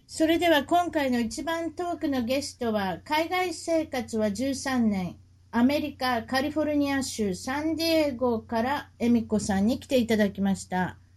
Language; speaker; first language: Japanese; native; Japanese